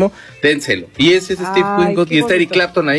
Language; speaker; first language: Spanish; native; Spanish